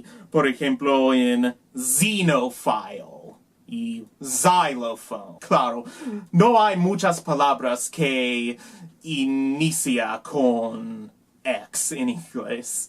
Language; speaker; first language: Spanish; non-native, learner; English